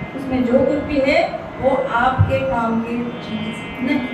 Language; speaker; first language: Hindi; non-native, local second language; Marathi